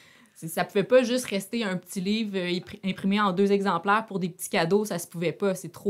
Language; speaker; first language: French; native; French